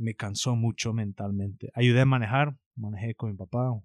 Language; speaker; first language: Spanish; early bilingual, heritage; Spanish